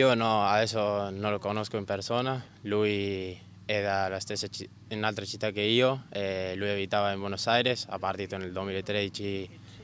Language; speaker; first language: Italian; non-native, learner; Spanish